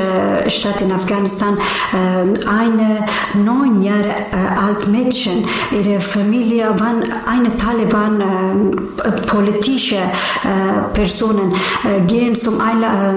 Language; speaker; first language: German; non-native, learner; Persian